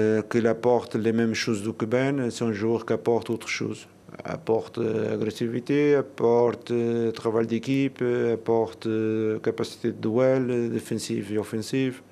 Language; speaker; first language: French; non-native, learner; Portuguese